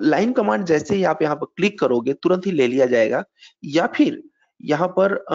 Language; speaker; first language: Hindi; native; Hindi